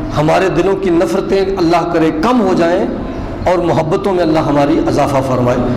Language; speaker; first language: Urdu; non-native, local second language; Punjabi